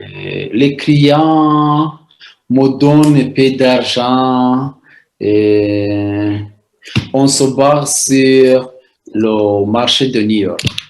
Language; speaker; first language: French; non-native, local second language; Rundi